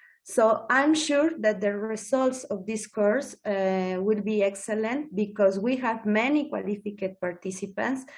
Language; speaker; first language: English; non-native, learner; Spanish